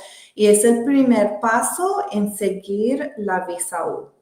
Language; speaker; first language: Spanish; early bilingual, heritage; Spanish